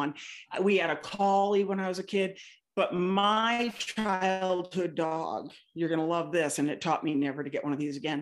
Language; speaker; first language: English; native; English